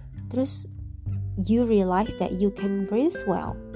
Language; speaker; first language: English; non-native, fluent; Indonesian